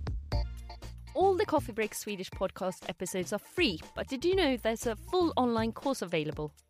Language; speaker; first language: English; non-native, fluent; Swedish